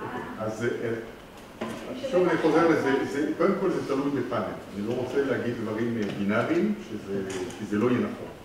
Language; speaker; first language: Hebrew; non-native, fluent; French